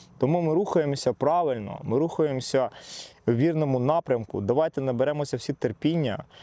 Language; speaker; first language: Ukrainian; non-native, local second language; Russian